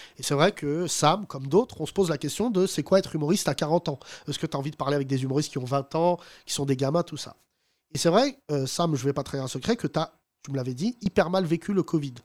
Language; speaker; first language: French; early bilingual, other home language; Arabic